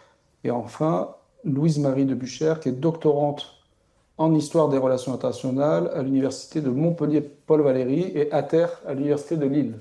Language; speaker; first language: French; native; French